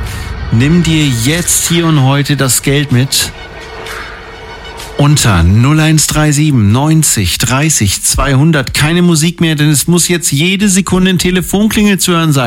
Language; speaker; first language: German; native; German